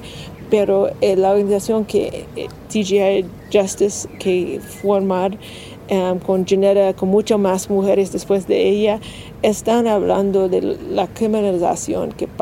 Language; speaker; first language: Spanish; non-native, learner; English